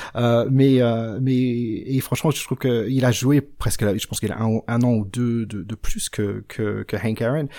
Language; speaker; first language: French; non-native, fluent; English